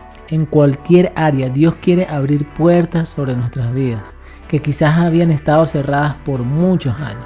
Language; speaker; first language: Spanish; native; Spanish